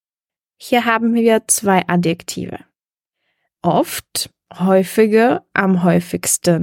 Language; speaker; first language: German; non-native, fluent; Czech